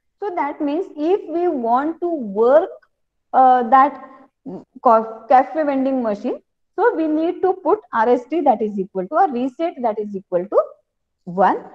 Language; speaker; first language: English; non-native, local second language; Marathi